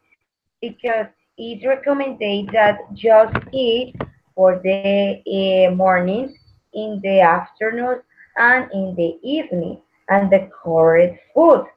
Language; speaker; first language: English; non-native, learner; Spanish